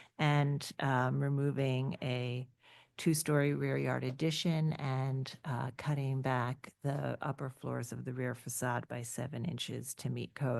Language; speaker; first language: English; native; English